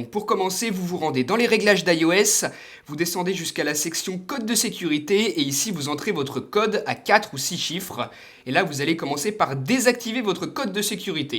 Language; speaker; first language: French; native; French